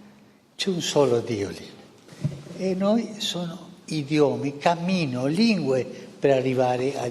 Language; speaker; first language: Italian; non-native, fluent; Spanish